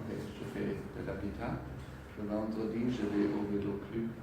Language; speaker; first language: French; non-native, learner; German